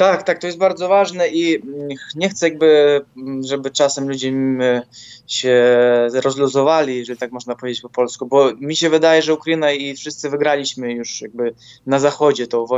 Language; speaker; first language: Polish; non-native, fluent; Ukrainian